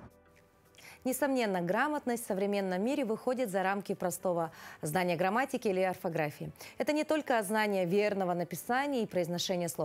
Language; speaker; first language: Russian; native; Russian